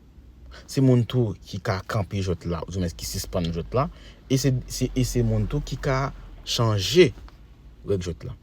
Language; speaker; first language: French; non-native, local second language; Haitian Creole